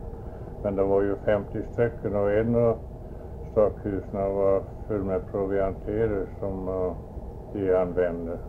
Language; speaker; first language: Swedish; early bilingual, heritage; Swedish